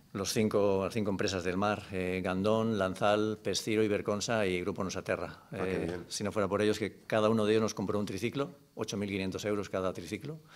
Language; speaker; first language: Spanish; native; Spanish